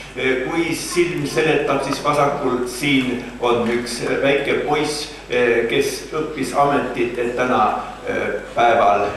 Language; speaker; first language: Estonian; native; Estonian